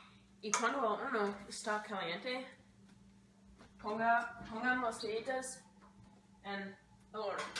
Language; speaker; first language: Spanish; non-native, learner; English